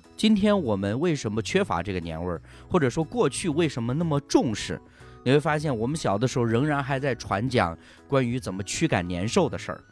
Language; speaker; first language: Chinese; native; Chinese